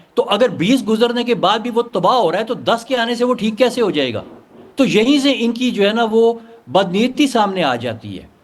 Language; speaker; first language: Urdu; non-native, local second language; Punjabi